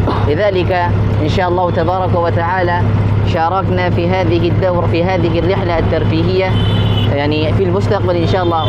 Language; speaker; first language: Arabic; non-native, learner; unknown